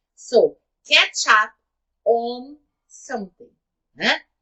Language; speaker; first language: English; non-native, fluent; Portuguese